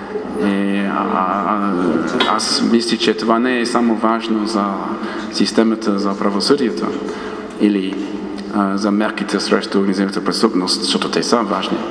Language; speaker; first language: Bulgarian; non-native, fluent; English